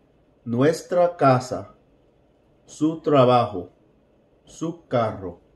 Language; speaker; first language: Spanish; non-native, fluent; English